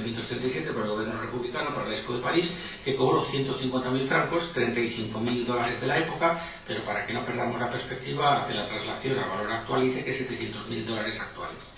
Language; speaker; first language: Spanish; native; Spanish